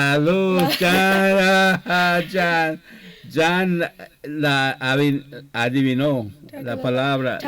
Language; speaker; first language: Spanish; non-native, fluent; English